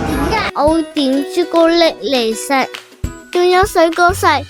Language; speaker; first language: Chinese; native; Chinese